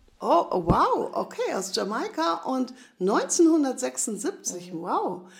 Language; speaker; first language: German; native; German